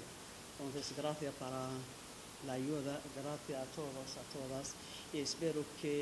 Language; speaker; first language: Spanish; non-native, local second language; Arabic